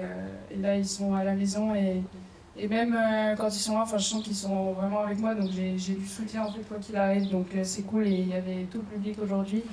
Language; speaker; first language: French; native; French